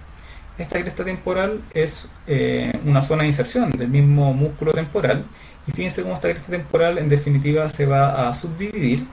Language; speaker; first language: Spanish; native; Spanish